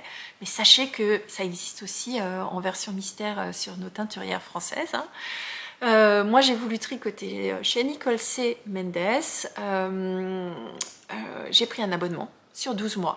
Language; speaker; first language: French; native; French